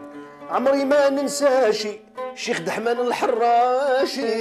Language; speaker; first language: Arabic; native; Arabic